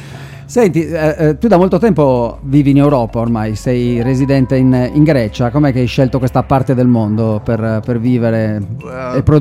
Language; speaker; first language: Italian; native; Italian